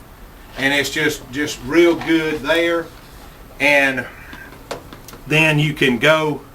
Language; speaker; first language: English; native; English